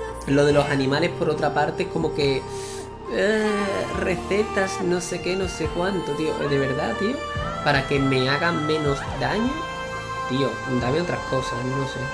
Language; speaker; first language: Spanish; native; Spanish